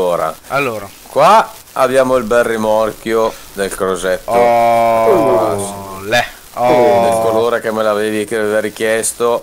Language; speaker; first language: Italian; native; Italian